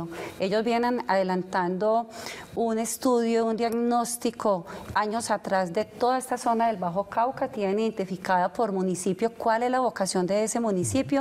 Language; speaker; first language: Spanish; native; Spanish